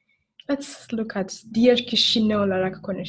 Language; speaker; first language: Turkish; non-native, learner; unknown